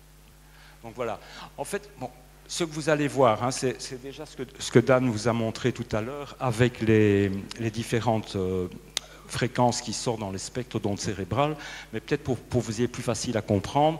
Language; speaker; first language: French; native; French